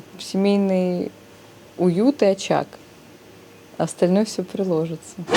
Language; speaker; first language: Russian; native; Russian